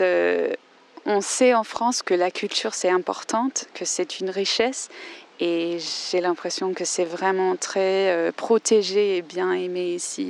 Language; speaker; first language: French; non-native, fluent; English